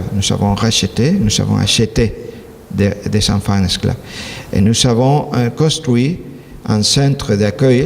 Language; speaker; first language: French; non-native, learner; Spanish